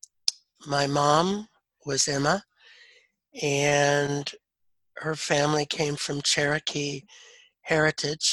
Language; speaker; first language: English; native; English